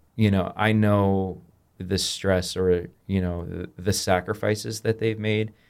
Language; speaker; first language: English; native; English